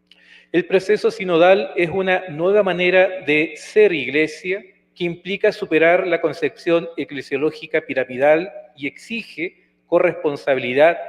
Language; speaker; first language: Spanish; native; Spanish